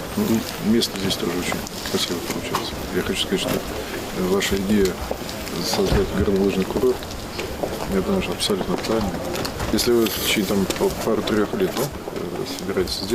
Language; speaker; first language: Russian; native; Russian